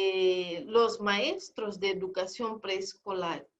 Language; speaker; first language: Spanish; non-native, fluent; Portuguese